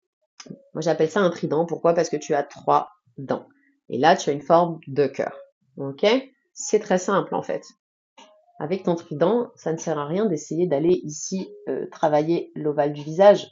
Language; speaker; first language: French; native; French